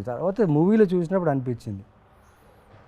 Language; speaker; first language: Telugu; native; Telugu